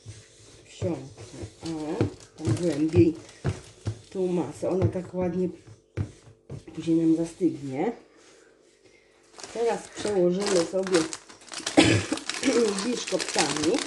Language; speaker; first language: Polish; native; Polish